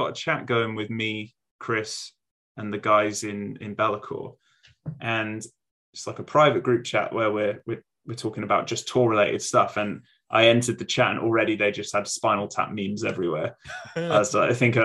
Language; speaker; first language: English; native; English